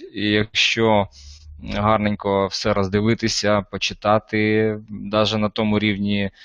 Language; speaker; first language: Ukrainian; non-native, local second language; Russian